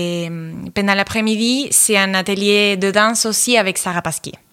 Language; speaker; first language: French; non-native, fluent; Spanish